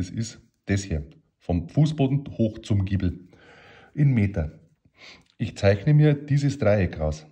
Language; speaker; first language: German; native; German